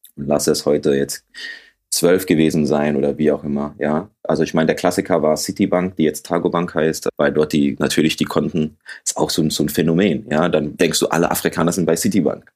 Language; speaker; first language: German; early bilingual, other home language; Akan